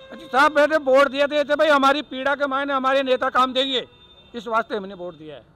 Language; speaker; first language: Hindi; native; Hindi